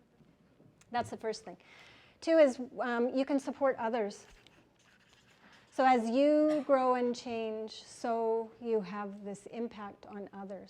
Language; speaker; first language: English; native; English